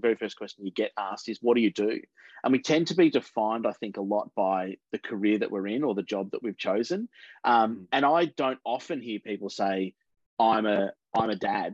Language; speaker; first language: English; native; English